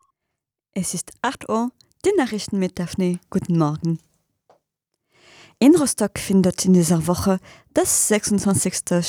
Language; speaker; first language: German; non-native, fluent; French